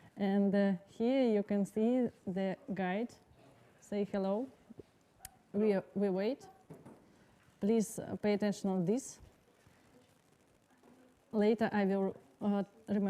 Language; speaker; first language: English; non-native, learner; Russian